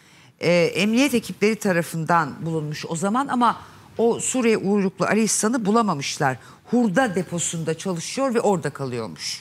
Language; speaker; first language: Turkish; native; Turkish